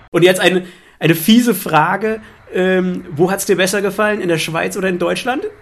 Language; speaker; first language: German; native; German